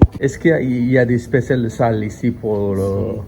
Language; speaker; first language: French; non-native, local second language; Tamil